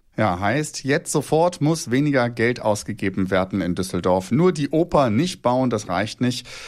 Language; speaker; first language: German; native; German